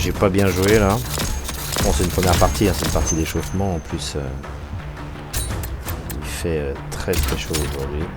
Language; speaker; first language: French; native; French